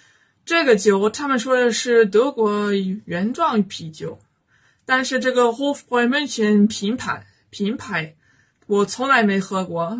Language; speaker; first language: Chinese; non-native, fluent; German